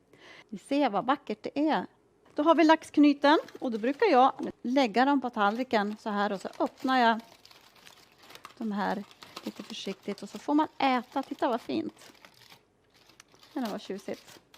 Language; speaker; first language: Swedish; native; Swedish